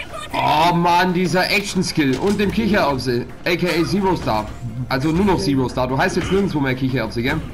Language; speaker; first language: German; native; German